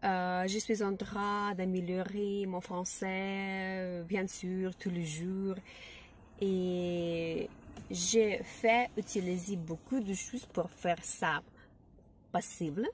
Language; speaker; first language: French; non-native, learner; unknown